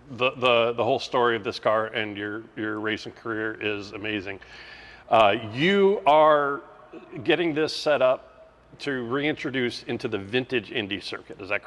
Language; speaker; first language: English; native; English